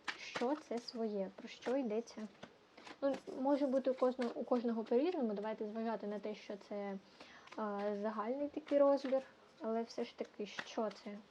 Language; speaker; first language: Ukrainian; non-native, local second language; Russian